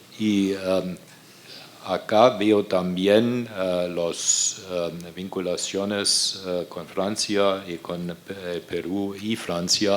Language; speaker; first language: Spanish; non-native, fluent; German